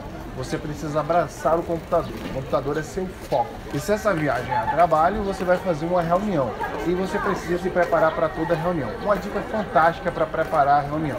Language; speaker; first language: Portuguese; native; Portuguese